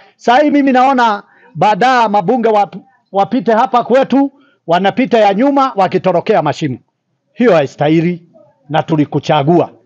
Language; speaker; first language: Swahili; non-native, local second language; Kikuyu